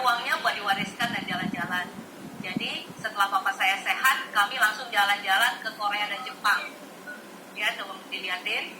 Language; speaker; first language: Indonesian; native; Indonesian